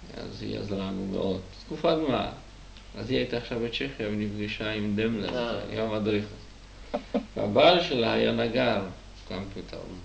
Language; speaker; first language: Hebrew; non-native, fluent; Czech